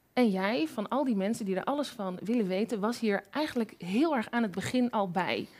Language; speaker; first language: Dutch; native; Dutch